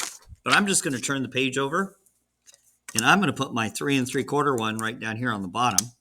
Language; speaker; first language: English; native; English